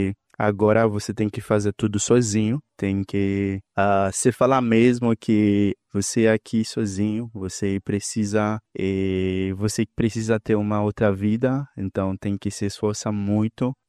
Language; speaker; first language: Portuguese; non-native, fluent; Haitian Creole